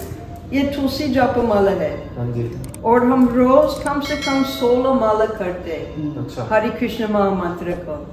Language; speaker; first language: Hindi; non-native, fluent; English